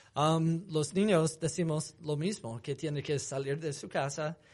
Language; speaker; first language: Spanish; non-native, fluent; English